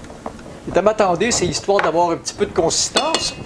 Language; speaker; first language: French; native; French